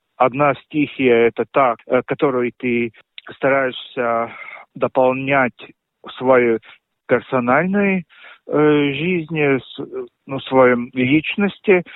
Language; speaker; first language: Russian; non-native, local second language; Latvian